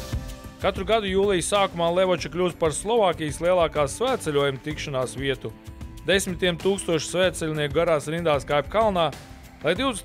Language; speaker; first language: Latvian; native; Latvian